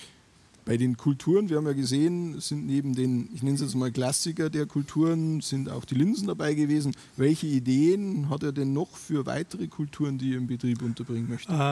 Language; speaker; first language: German; native; German